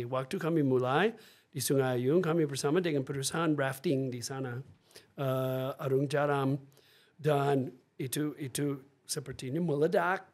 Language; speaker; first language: Indonesian; non-native, fluent; English